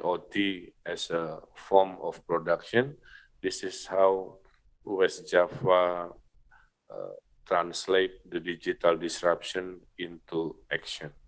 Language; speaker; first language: English; non-native, fluent; Sundanese